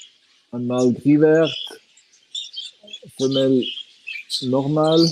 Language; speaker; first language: French; non-native, fluent; Swiss German